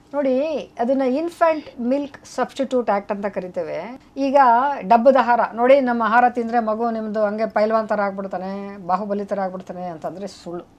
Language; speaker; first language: Kannada; native; Kannada